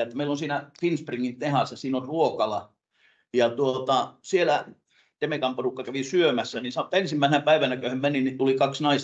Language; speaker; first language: Finnish; native; Finnish